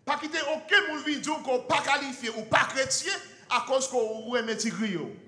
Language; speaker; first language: French; non-native, learner; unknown